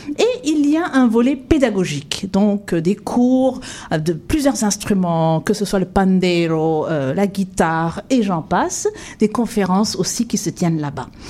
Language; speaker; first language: French; non-native, local second language; Kinyarwanda